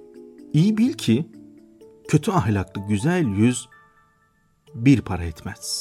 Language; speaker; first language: Turkish; native; Turkish